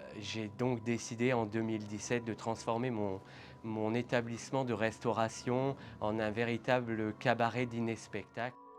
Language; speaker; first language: French; native; French